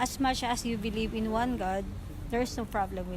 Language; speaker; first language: English; non-native, learner; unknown